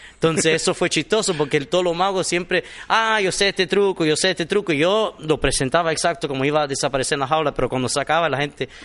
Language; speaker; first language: Spanish; early bilingual, heritage; Spanish